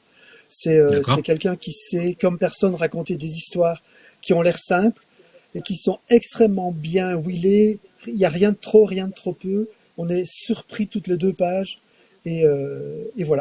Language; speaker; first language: French; native; French